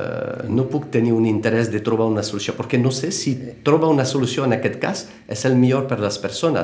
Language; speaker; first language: Catalan; non-native, fluent; French